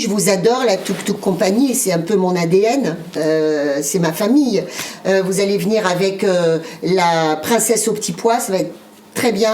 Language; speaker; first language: French; native; French